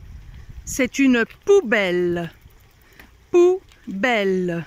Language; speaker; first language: French; non-native, fluent; Hungarian